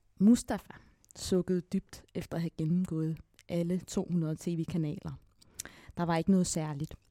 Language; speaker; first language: Danish; early bilingual, other home language; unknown